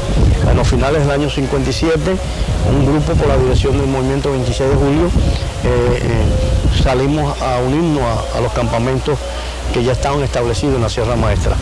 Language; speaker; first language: Spanish; native; Spanish